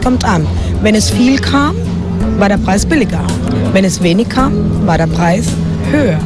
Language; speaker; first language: German; non-native, fluent; Spanish